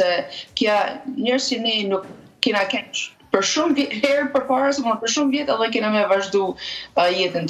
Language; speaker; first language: Albanian; native; Albanian